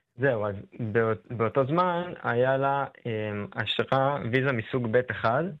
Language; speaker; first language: Hebrew; native; Hebrew